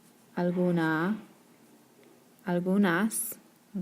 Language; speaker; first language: Spanish; non-native, fluent; English